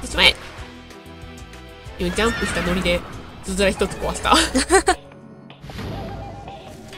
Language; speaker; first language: Japanese; native; Japanese